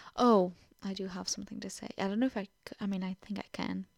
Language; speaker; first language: English; non-native, fluent; Portuguese